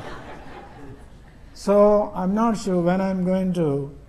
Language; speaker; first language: English; non-native, local second language; Telugu